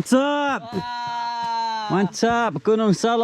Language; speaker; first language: Indonesian; non-native, learner; English